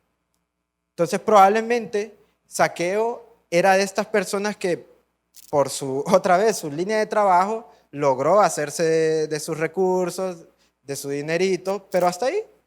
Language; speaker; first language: Spanish; native; Spanish